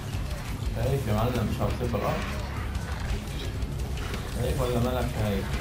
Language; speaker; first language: Arabic; native; Arabic